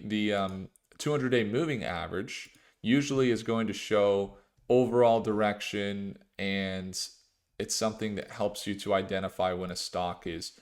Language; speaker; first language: English; native; English